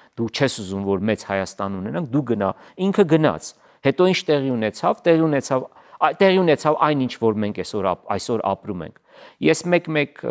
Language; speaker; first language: Armenian; native; Armenian